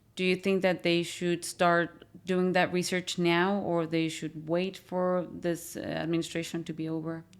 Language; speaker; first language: English; non-native, fluent; Spanish